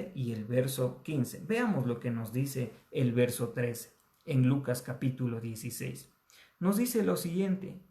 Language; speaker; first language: Spanish; native; Spanish